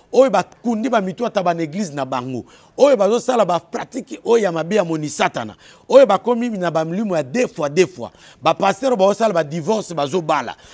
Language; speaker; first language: Lingala; native; Lingala